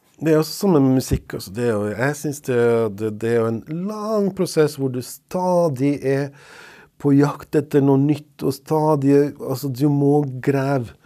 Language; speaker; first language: Norwegian; non-native, fluent; Serbian